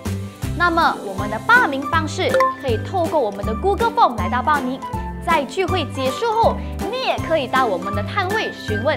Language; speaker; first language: Chinese; native; Chinese